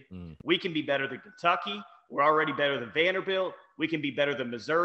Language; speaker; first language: English; native; English